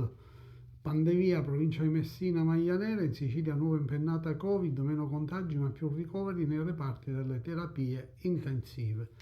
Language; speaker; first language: Italian; native; Italian